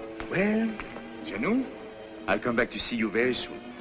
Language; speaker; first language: English; non-native, fluent; French